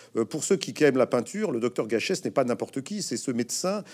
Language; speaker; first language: French; native; French